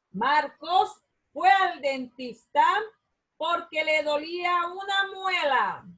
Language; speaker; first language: Spanish; non-native, learner; Portuguese